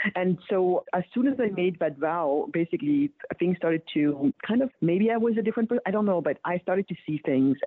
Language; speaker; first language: English; early bilingual, other home language; Wolof